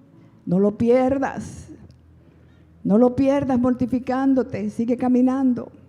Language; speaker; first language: Spanish; native; Spanish